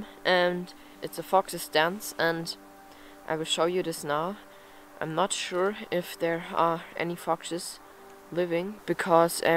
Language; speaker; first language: English; non-native, fluent; German